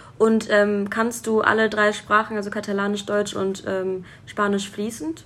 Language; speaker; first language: German; native; German